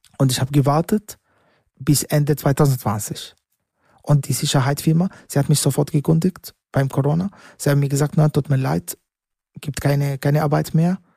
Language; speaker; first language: German; non-native, learner; Arabic